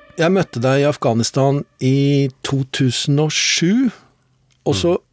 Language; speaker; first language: Norwegian; native; Norwegian